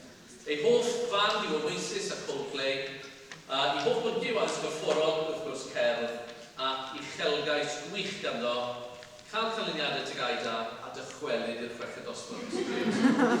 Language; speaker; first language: Welsh; native; Welsh